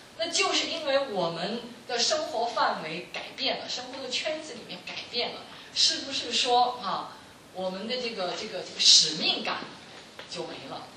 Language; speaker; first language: Chinese; non-native, local second language; Cantonese